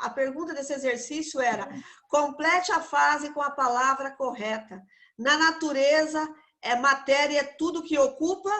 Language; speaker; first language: Portuguese; native; Portuguese